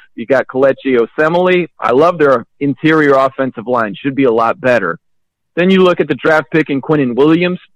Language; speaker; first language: English; native; English